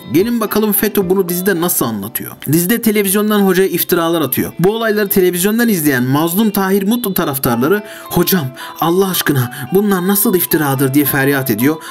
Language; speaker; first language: Turkish; native; Turkish